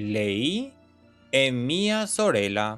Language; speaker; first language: Italian; non-native, learner; Albanian